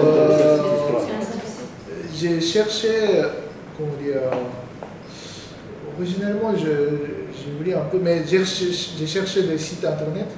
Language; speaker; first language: French; non-native, learner; Korean